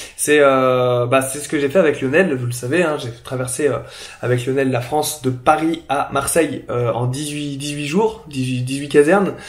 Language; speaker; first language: French; native; French